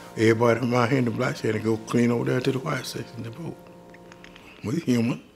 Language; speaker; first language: English; native; English